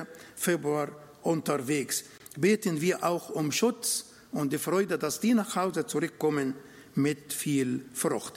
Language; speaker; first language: German; non-native, fluent; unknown